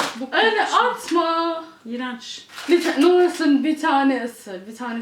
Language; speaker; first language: Turkish; early bilingual, heritage; English